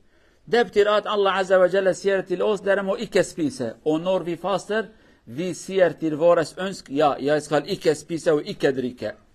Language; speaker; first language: Norwegian; non-native, learner; Kurdish